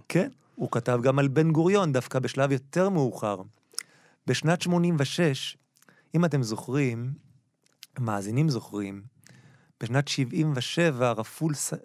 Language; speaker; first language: Hebrew; native; Hebrew